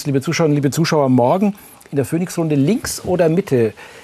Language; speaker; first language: German; native; German